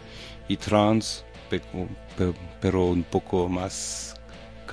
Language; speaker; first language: Spanish; non-native, learner; French